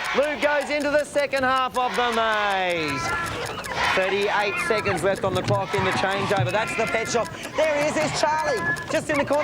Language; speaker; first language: English; native; English